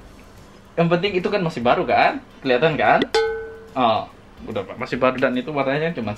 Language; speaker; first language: Indonesian; native; Indonesian